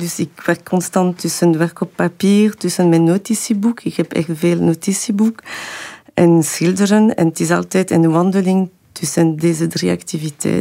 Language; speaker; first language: Dutch; non-native, local second language; French